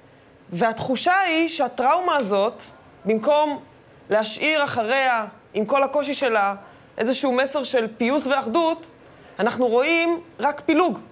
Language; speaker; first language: Hebrew; native; Hebrew